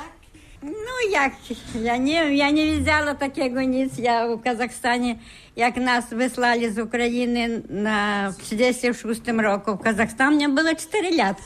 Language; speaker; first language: Polish; early bilingual, heritage; Polish